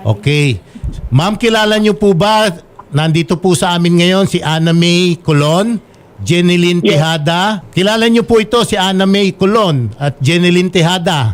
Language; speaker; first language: Filipino; native; Filipino